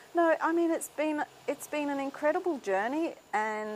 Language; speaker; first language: English; native; English